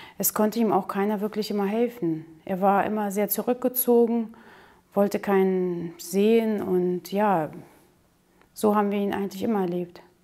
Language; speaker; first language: German; early bilingual, other home language; Russian